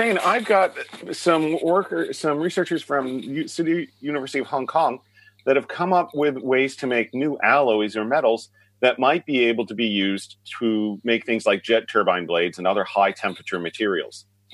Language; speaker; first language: English; native; English